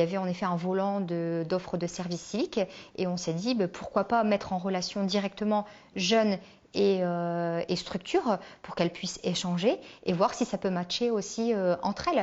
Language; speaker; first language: French; native; French